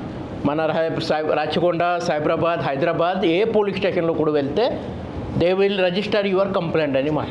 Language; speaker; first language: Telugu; non-native, fluent; Marathi